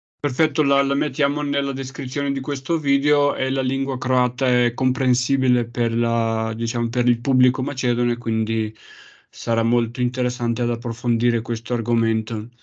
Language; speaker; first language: Italian; non-native, fluent; Macedonian